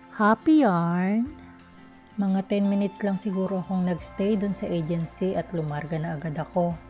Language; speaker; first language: Filipino; native; Filipino